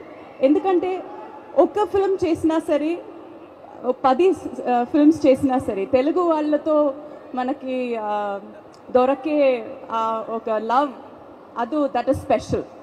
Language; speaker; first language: Telugu; non-native, fluent; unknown